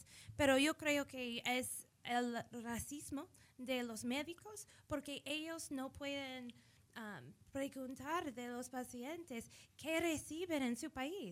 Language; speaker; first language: Spanish; early bilingual, heritage; English